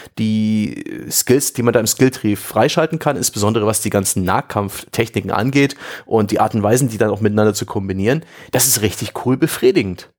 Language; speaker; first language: German; native; German